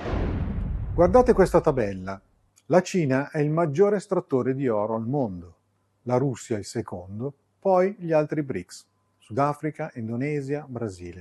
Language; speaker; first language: Italian; native; Italian